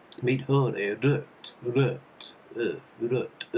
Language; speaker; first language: Swedish; non-native, learner; English